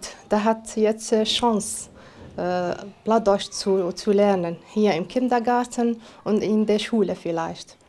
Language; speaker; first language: German; non-native, fluent; Arabic